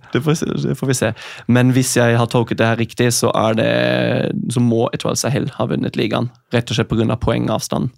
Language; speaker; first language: Norwegian; non-native, fluent; German